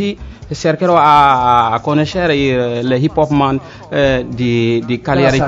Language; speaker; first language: Italian; non-native, learner; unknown